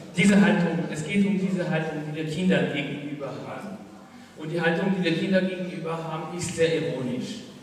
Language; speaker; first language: German; non-native, fluent; French